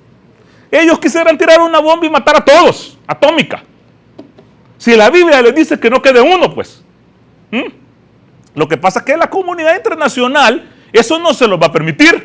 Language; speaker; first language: Spanish; native; Spanish